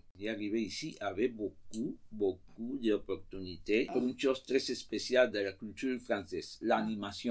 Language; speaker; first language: French; non-native, fluent; Spanish